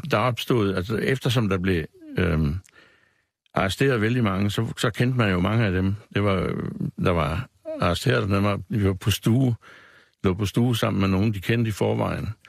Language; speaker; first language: Danish; native; Danish